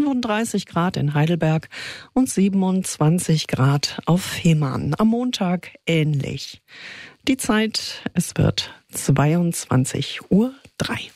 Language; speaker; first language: German; native; German